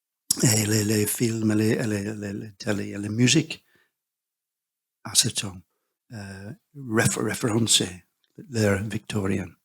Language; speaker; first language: French; non-native, learner; English